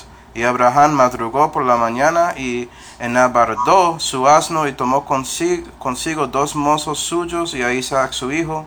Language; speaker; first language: Spanish; non-native, fluent; English